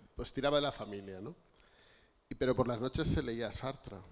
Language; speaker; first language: Spanish; native; Spanish